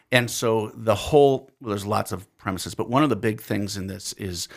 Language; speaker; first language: English; native; English